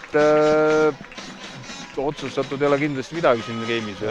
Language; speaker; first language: Estonian; native; Estonian